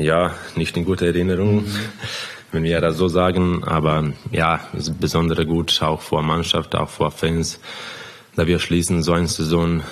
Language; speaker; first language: German; non-native, fluent; Croatian